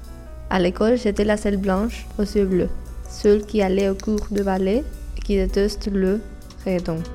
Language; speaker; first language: French; non-native, learner; Spanish